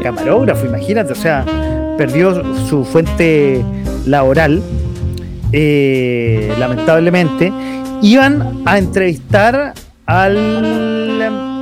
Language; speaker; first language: Spanish; native; Spanish